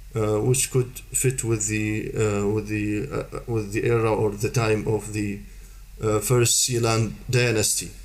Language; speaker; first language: English; non-native, fluent; Arabic